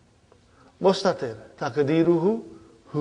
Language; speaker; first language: Arabic; non-native, fluent; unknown